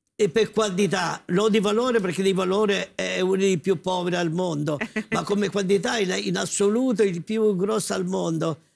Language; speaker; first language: Italian; native; Italian